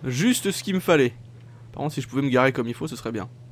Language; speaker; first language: French; native; French